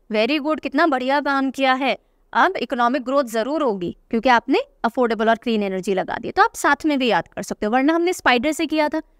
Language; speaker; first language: Hindi; native; Hindi